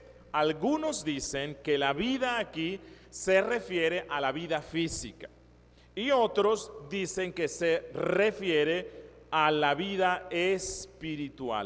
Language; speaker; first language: Spanish; native; Spanish